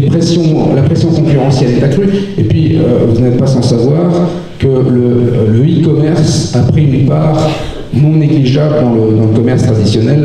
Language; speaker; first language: French; native; French